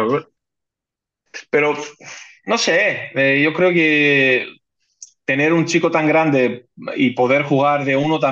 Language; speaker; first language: Spanish; non-native, fluent; Greek